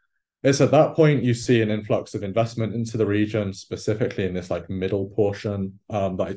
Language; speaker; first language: English; native; English